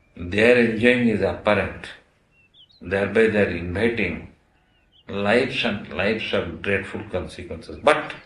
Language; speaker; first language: English; non-native, local second language; Odia